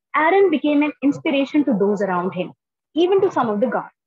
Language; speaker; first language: English; non-native, local second language; Hindi